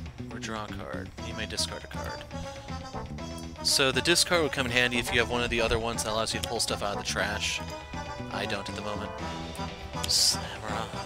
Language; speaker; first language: English; native; English